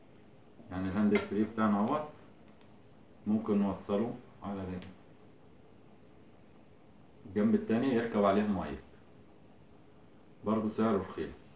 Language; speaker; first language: Arabic; native; Arabic